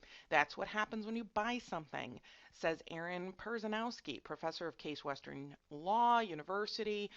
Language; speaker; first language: English; native; English